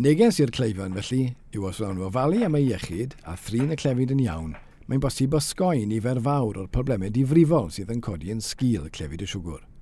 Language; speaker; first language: Welsh; native; Welsh